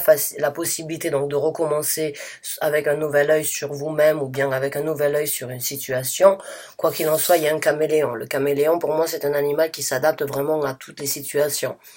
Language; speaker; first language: French; native; French